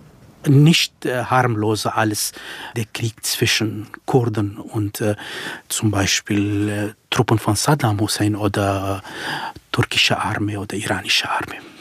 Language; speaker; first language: German; non-native, fluent; Central Kurdish